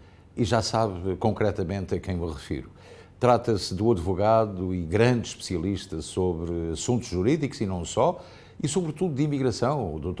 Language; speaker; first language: Portuguese; native; Portuguese